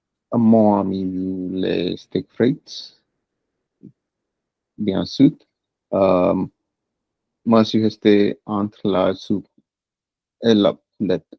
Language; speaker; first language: French; non-native, learner; Punjabi